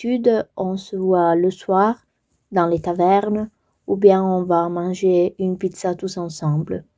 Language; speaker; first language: French; non-native, local second language; Italian